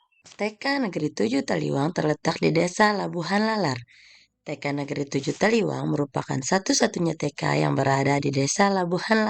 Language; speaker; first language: Indonesian; native; Indonesian